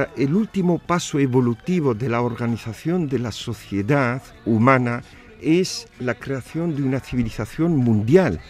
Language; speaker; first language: Spanish; non-native, fluent; Arabic